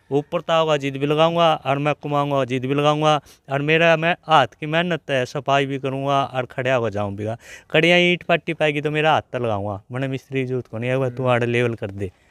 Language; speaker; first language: Hindi; native; Hindi